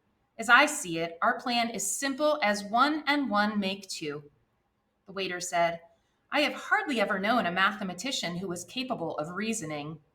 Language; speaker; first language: English; native; English